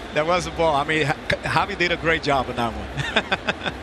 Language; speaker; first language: English; non-native, local second language; Spanish